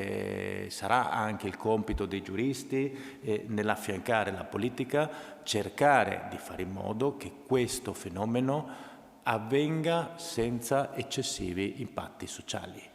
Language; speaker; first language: Italian; native; Italian